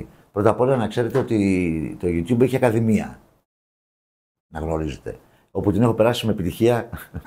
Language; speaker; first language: Greek; native; Greek